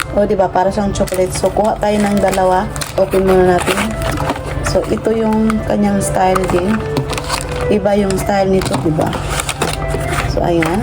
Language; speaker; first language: Filipino; non-native, local second language; Cebuano